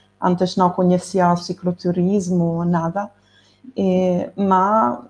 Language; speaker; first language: Portuguese; non-native, fluent; Italian